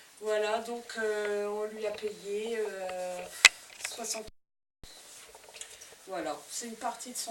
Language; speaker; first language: French; native; French